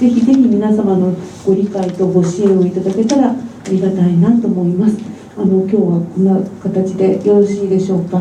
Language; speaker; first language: Japanese; native; Japanese